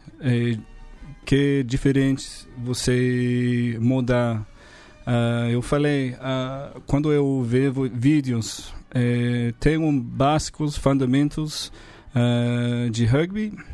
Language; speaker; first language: Portuguese; non-native, learner; English